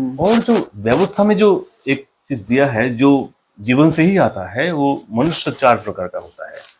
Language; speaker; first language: Hindi; non-native, local second language; Bangla